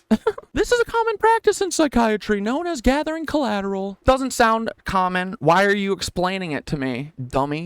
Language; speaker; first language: English; native; English